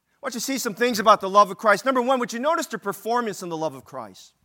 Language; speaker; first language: English; native; English